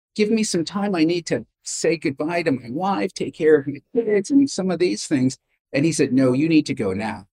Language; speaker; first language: English; native; English